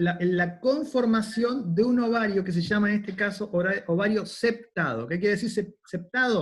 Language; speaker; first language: Spanish; native; Spanish